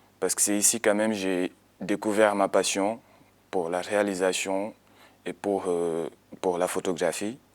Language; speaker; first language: French; non-native, local second language; Wolof